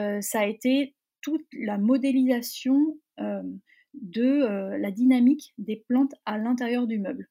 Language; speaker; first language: French; native; French